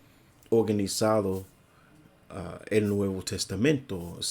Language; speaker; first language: Spanish; non-native, fluent; English